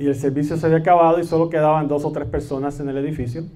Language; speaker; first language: Spanish; native; Spanish